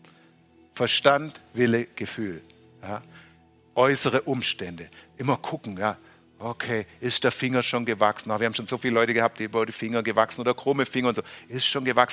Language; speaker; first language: German; native; German